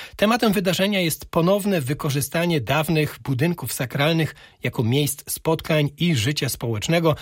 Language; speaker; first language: Polish; native; Polish